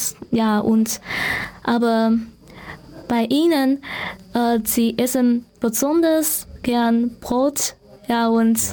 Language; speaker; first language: German; non-native, learner; Chinese